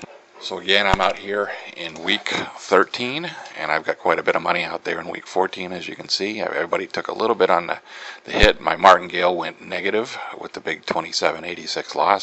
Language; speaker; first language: English; native; English